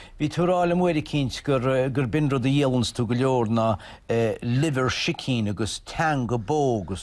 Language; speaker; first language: Irish; native; Irish